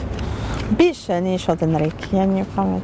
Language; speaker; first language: Ukrainian; non-native, learner; English